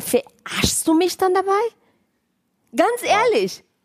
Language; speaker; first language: German; non-native, fluent; Portuguese